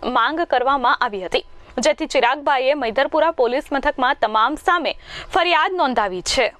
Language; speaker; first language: Gujarati; native; Gujarati